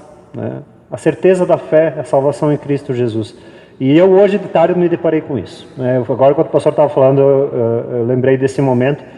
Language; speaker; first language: Portuguese; native; Portuguese